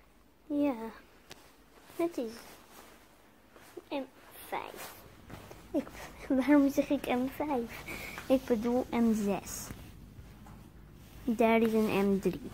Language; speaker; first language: Dutch; non-native, learner; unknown